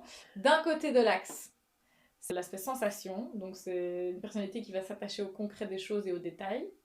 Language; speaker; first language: French; native; French